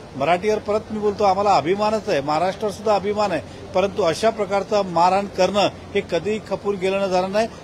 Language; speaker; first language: Marathi; non-native, local second language; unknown